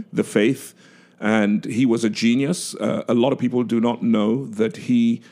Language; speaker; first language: English; non-native, local second language; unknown